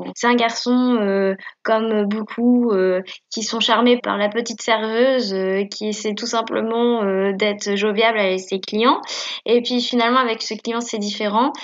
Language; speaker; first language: French; native; French